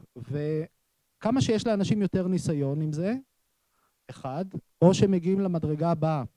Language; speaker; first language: Hebrew; native; Hebrew